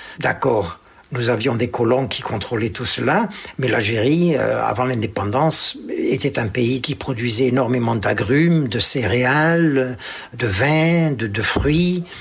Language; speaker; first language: French; native; French